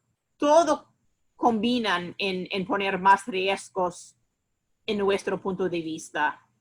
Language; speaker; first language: Spanish; non-native, fluent; English